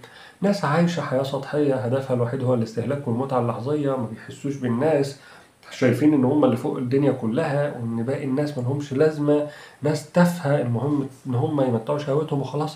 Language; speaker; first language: Arabic; native; Arabic